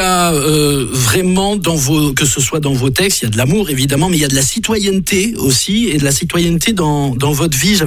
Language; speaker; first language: French; native; French